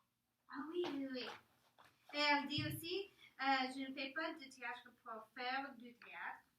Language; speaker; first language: French; non-native, learner; English